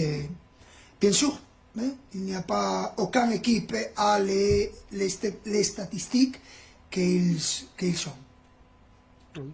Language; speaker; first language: French; non-native, fluent; Spanish